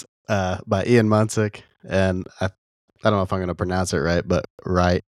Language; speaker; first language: English; native; English